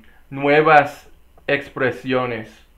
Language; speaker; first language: Spanish; non-native, learner; English